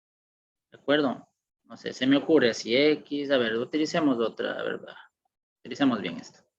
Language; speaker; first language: Spanish; native; Spanish